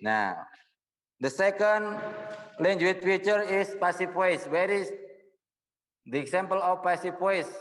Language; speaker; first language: English; non-native, learner; Indonesian